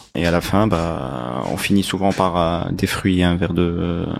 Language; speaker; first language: French; non-native, local second language; Arabic